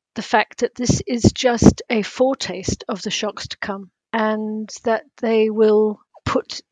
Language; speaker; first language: English; native; English